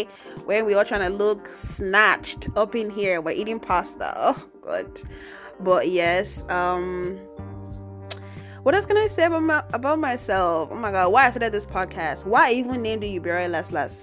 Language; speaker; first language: English; non-native, local second language; Igbo